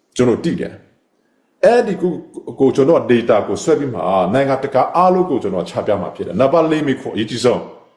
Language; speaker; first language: Burmese; non-native, local second language; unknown